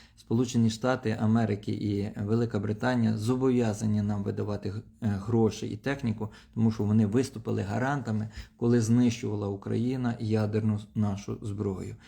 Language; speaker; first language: Ukrainian; non-native, local second language; Russian